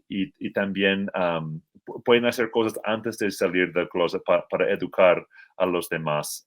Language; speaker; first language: Spanish; non-native, fluent; English